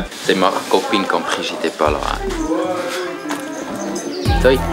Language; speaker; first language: French; non-native, learner; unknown